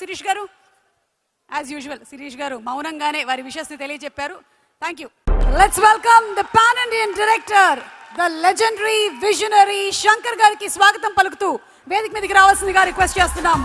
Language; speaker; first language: Telugu; native; Telugu